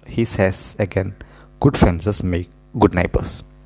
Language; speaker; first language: English; non-native, local second language; Malayalam